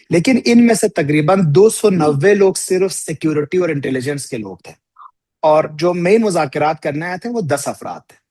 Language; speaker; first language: Urdu; non-native, local second language; Balti